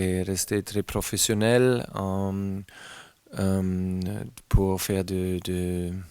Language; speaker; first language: French; non-native, learner; German